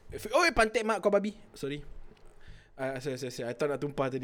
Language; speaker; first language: English; non-native, local second language; Malay